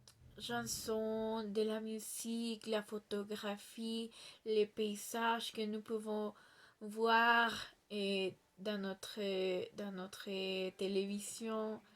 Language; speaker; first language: French; non-native, learner; Spanish